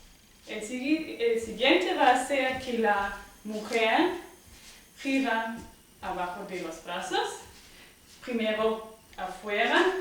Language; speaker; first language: Spanish; non-native, fluent; German